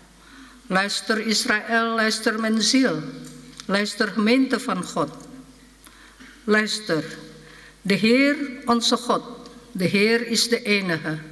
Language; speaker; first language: Dutch; non-native, fluent; Indonesian